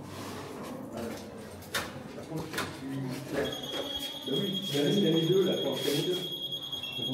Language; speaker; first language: French; native; French